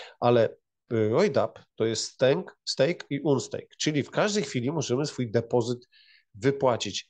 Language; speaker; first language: Polish; native; Polish